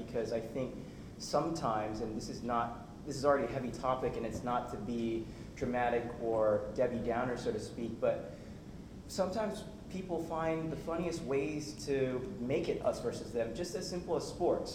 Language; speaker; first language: English; native; English